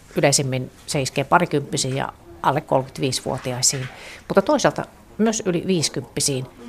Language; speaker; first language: Finnish; native; Finnish